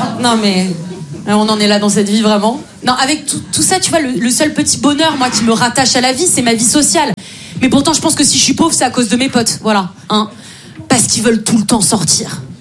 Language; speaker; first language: French; native; French